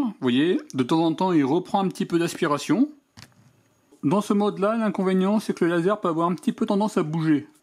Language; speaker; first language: French; native; French